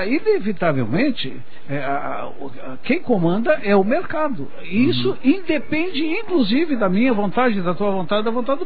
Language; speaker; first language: Portuguese; native; Portuguese